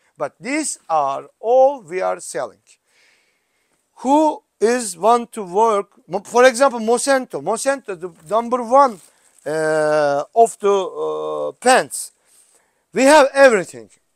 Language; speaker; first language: English; non-native, learner; Turkish